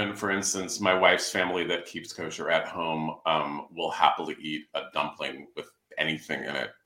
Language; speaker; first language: English; native; English